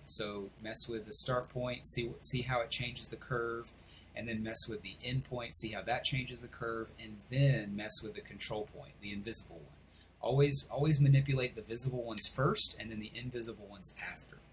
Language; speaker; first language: English; native; English